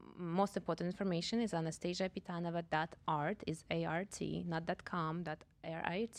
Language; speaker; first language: English; non-native, fluent; Russian